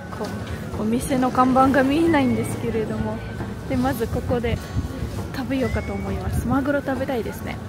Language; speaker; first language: Japanese; non-native, fluent; Russian